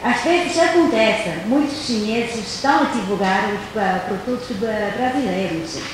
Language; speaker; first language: Portuguese; non-native, fluent; Chinese